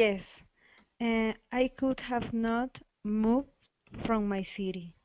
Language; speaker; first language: English; non-native, learner; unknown